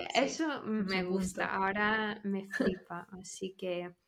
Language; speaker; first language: Spanish; non-native, fluent; English